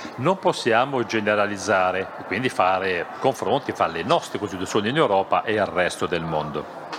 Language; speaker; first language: Italian; non-native, fluent; German